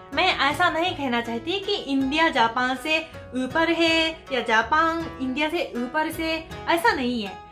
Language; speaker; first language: Hindi; non-native, fluent; Japanese